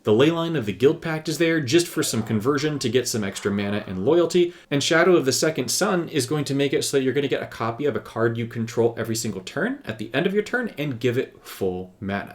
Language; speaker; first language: English; native; English